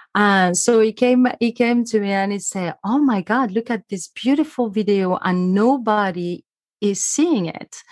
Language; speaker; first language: English; non-native, fluent; French